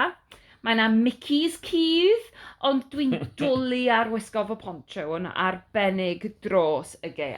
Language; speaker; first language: Welsh; non-native, learner; English